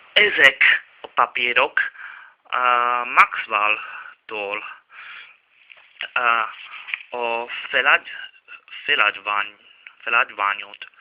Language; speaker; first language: Hungarian; non-native, learner; Czech